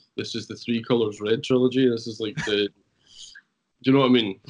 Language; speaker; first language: English; native; English